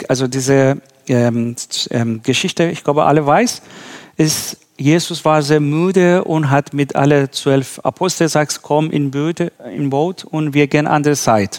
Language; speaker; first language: German; non-native, learner; Persian